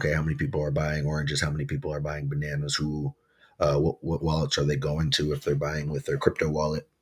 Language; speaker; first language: English; native; English